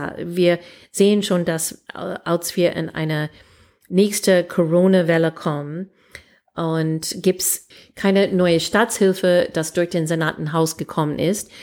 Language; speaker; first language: German; non-native, fluent; English